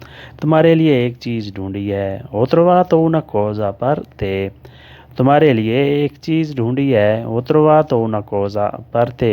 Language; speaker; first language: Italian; non-native, learner; Urdu